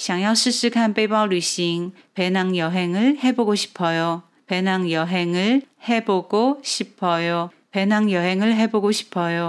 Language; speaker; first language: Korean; non-native, fluent; Chinese